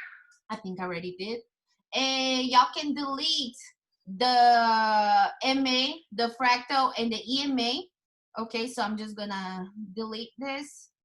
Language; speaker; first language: English; non-native, fluent; Portuguese